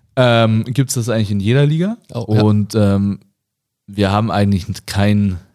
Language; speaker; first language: German; native; German